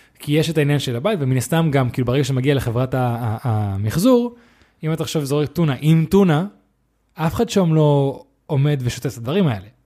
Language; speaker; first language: Hebrew; native; Hebrew